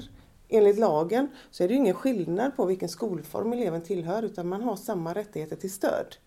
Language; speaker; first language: Swedish; native; Swedish